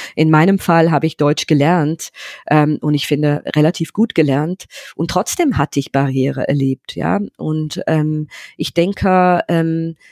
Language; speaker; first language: German; non-native, fluent; English